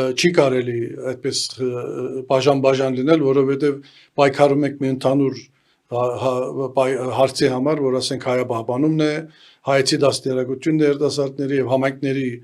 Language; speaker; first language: Armenian; early bilingual, heritage; Armenian